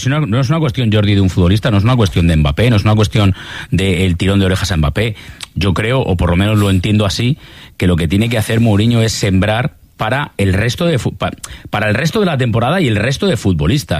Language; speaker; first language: Spanish; native; Spanish